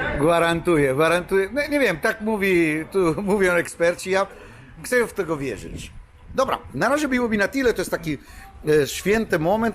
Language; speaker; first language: Polish; non-native, fluent; Italian